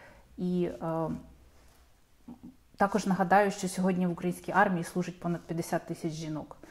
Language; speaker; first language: Ukrainian; native; Ukrainian